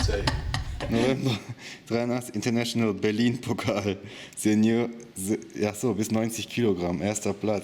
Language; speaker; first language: German; native; German